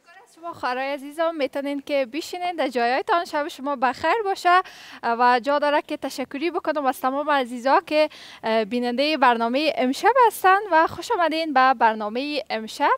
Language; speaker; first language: Persian; native; Persian